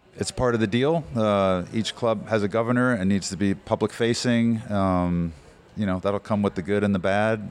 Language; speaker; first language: English; native; English